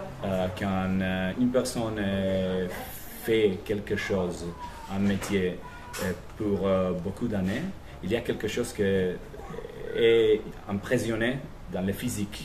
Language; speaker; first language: French; non-native, fluent; Spanish